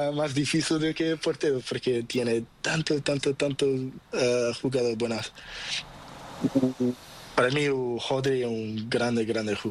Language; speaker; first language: Spanish; non-native, learner; Portuguese